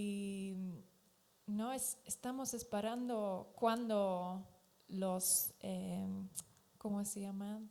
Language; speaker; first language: Spanish; non-native, fluent; Dutch